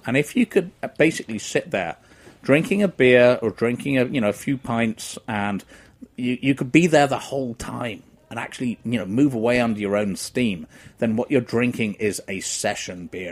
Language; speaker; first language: English; native; English